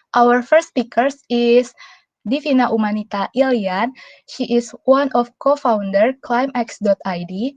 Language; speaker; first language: English; non-native, local second language; Indonesian